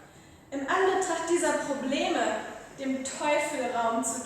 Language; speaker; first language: German; native; German